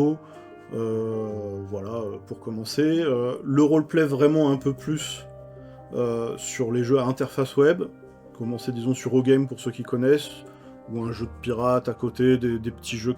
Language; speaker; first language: French; native; French